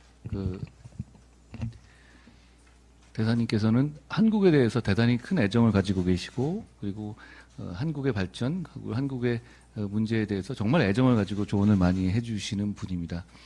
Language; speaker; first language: Korean; native; Korean